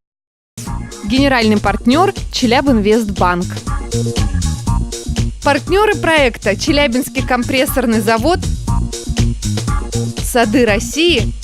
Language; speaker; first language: Russian; native; Russian